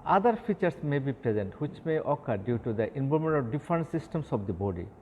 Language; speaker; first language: English; non-native, local second language; Bangla